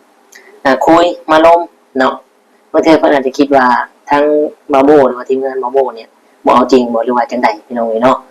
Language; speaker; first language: Thai; non-native, local second language; Northeastern Thai